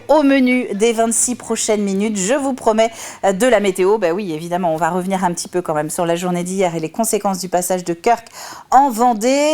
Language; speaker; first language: French; native; French